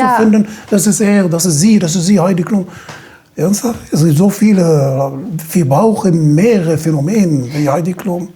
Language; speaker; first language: German; non-native, fluent; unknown